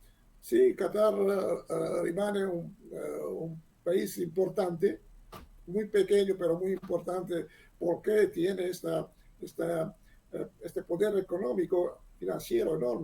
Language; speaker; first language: Spanish; non-native, learner; Hebrew